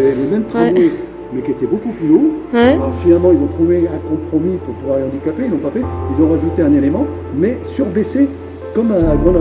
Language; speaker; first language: French; native; French